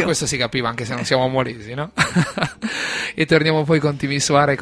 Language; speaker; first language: Italian; native; Italian